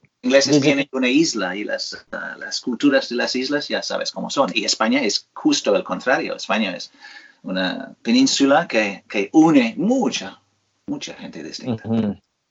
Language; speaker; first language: Spanish; non-native, fluent; English